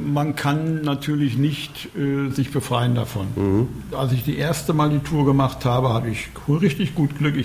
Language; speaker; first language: German; native; German